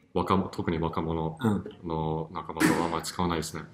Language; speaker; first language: Japanese; non-native, fluent; English